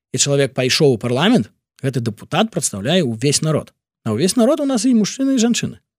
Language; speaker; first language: Belarusian; non-native, local second language; Russian